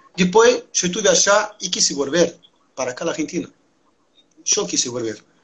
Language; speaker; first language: Spanish; non-native, fluent; Portuguese